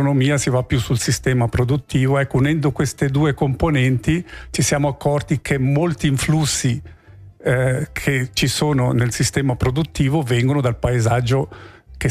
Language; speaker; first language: Italian; native; Italian